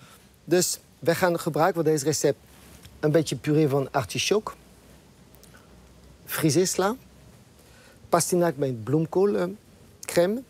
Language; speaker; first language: Dutch; non-native, fluent; French